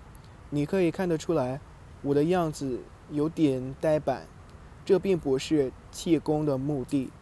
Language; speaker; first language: Chinese; non-native, learner; English